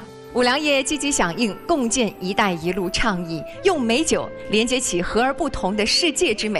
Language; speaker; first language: Chinese; native; Chinese